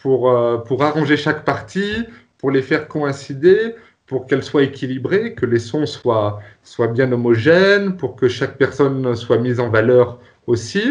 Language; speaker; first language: French; native; French